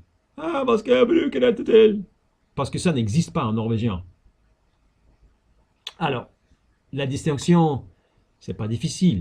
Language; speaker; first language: French; non-native, fluent; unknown